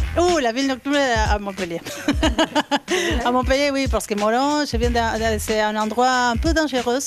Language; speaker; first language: French; non-native, fluent; Spanish